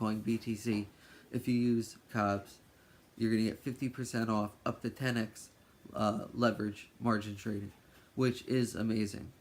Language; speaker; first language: English; native; English